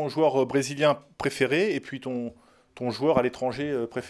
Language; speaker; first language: French; native; French